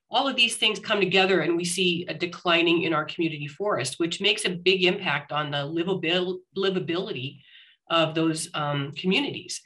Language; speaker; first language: English; native; English